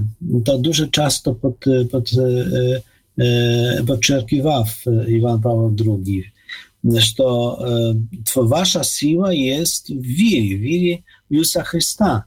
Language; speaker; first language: Ukrainian; non-native, fluent; Polish